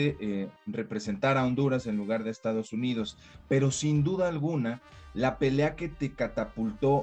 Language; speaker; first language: Spanish; native; Spanish